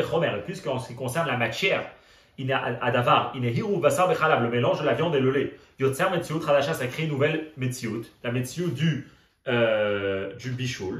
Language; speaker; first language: French; native; French